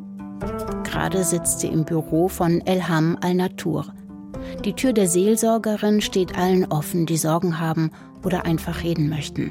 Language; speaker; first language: German; native; German